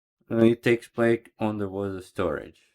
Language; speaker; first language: English; non-native, learner; Ukrainian